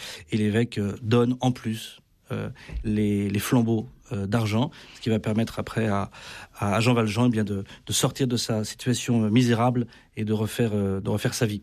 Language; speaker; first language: French; native; French